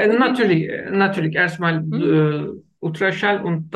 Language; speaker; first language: German; non-native, learner; Turkish